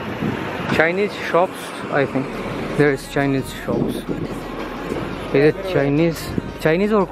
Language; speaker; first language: English; non-native, local second language; Hindi